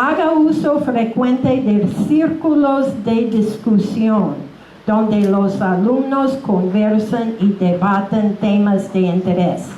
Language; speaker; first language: Spanish; non-native, fluent; English